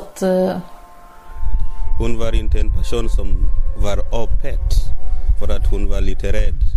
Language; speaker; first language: Swedish; non-native, fluent; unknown